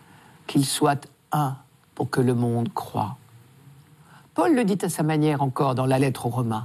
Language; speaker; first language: French; native; French